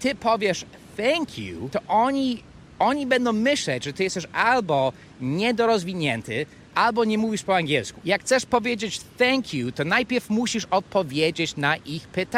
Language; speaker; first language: Polish; non-native, fluent; English